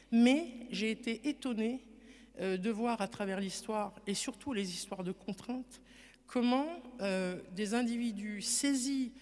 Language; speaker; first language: French; native; French